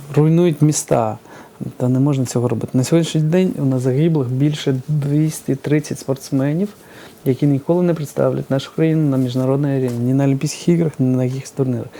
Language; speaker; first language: Ukrainian; early bilingual, other home language; Georgian